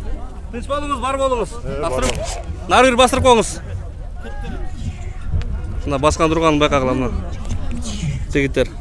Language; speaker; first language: Kyrgyz; native; Kyrgyz